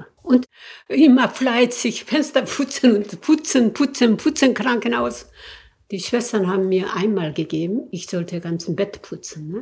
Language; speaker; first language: German; non-native, learner; Korean